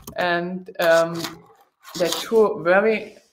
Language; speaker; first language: English; non-native, fluent; German